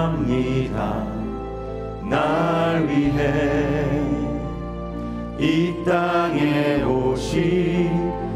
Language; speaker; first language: Korean; native; Korean